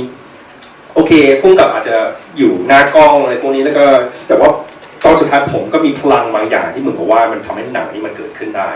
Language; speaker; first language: Thai; early bilingual, heritage; Thai